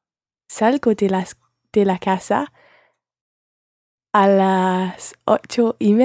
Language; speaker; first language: Spanish; non-native, learner; English